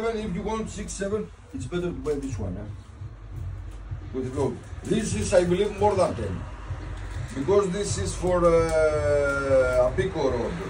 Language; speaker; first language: English; non-native, learner; Greek